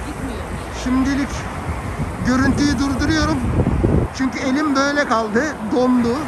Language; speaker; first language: Turkish; native; Turkish